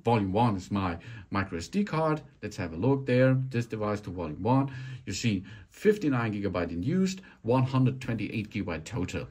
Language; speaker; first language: English; non-native, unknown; German